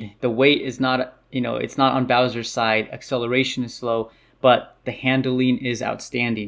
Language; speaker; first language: English; native; English